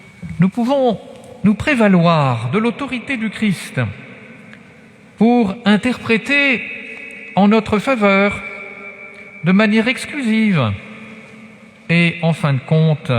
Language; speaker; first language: French; native; French